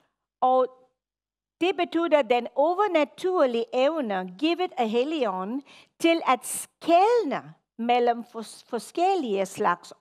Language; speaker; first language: Danish; non-native, fluent; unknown